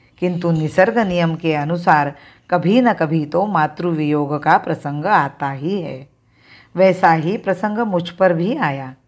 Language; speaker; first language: Hindi; non-native, local second language; Marathi